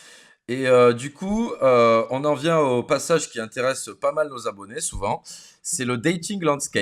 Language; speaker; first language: French; native; French